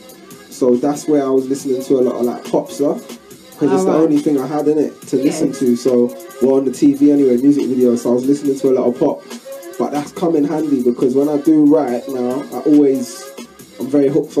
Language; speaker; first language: English; native; English